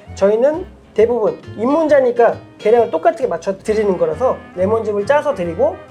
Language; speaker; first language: Korean; native; Korean